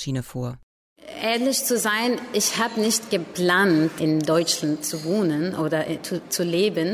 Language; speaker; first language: German; non-native, learner; Arabic